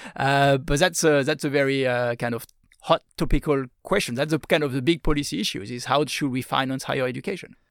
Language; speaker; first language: English; non-native, fluent; French